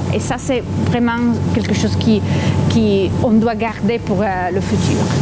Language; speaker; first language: French; non-native, fluent; Italian